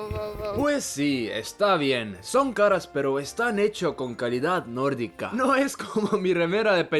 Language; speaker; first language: Spanish; non-native, fluent; Estonian